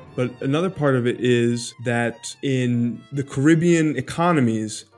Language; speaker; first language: English; early bilingual, other home language; Spanish